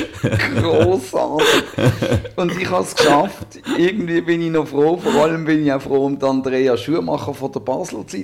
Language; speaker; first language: German; native; German